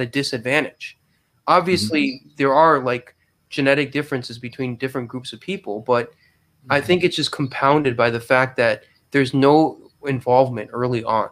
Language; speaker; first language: English; native; English